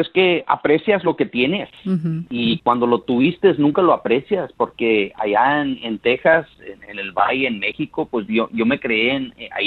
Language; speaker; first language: Spanish; early bilingual, heritage; Spanish